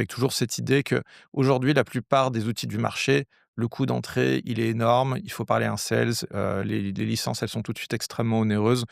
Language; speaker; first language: French; native; French